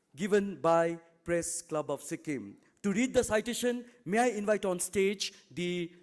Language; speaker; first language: English; non-native, local second language; Nepali